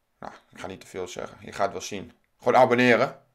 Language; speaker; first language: Dutch; native; Dutch